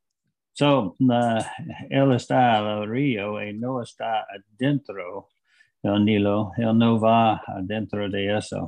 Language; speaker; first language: Spanish; non-native, learner; English